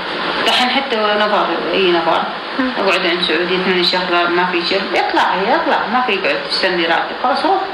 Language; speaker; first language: Arabic; non-native, learner; Amharic